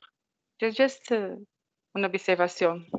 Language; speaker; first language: French; non-native, learner; Portuguese